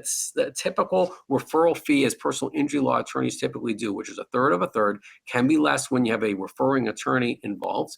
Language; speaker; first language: English; native; English